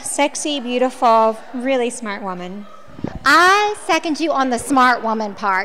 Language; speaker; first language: English; native; English